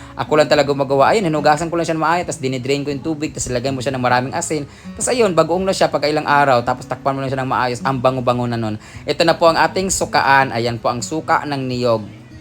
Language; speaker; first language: Filipino; non-native, local second language; Cebuano